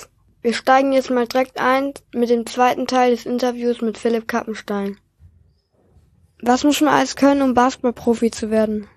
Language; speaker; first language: German; native; German